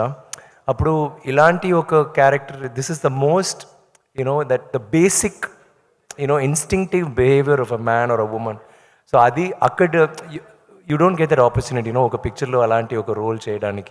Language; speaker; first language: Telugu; non-native, learner; Tamil